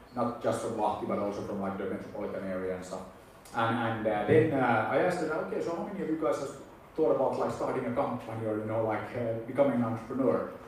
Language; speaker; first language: English; non-native, fluent; Finnish